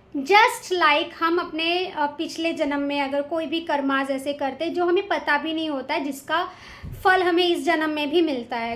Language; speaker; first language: Hindi; native; Hindi